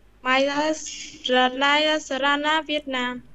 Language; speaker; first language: Russian; non-native, learner; Vietnamese